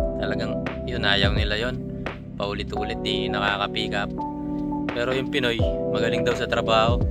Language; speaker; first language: Filipino; non-native, local second language; Pampanga